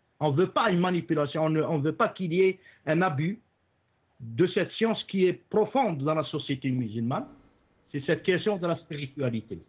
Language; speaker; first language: French; non-native, local second language; Arabic